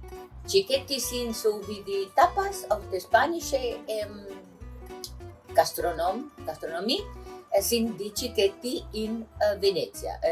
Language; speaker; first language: German; non-native, fluent; Italian